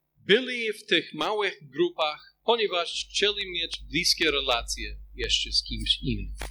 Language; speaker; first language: Polish; non-native, fluent; English